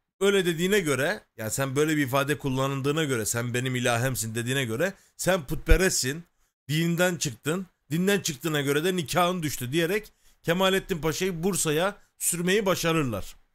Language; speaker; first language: Turkish; native; Turkish